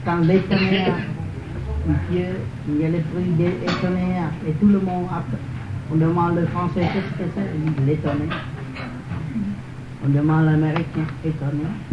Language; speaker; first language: French; non-native, learner; Vietnamese